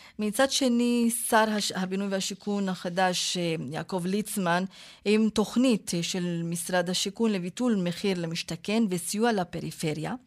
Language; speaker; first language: Hebrew; non-native, local second language; Arabic